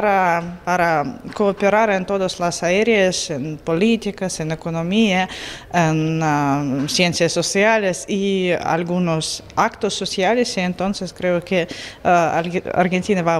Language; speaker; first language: Spanish; non-native, fluent; Russian